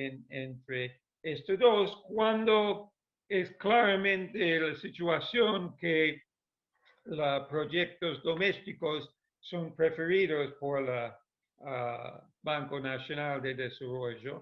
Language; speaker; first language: Spanish; non-native, fluent; English